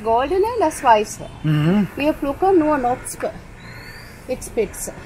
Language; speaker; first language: German; non-native, learner; Sinhala